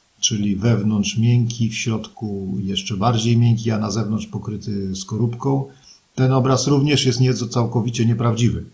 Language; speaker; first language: Polish; native; Polish